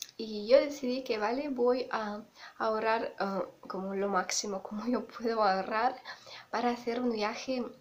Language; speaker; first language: Spanish; non-native, fluent; Russian